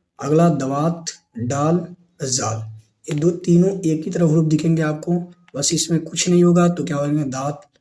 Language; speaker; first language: Hindi; native; Hindi